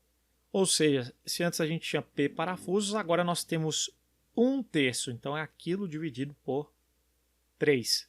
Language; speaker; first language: Portuguese; native; Portuguese